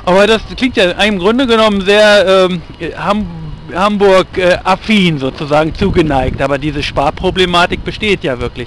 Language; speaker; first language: German; native; German